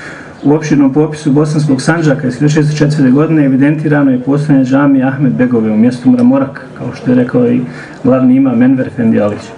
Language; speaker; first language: Croatian; native; Croatian